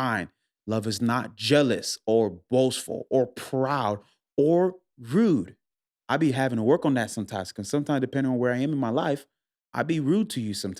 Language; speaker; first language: English; native; English